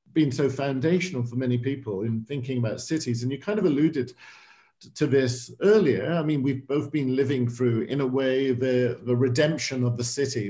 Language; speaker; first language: English; native; English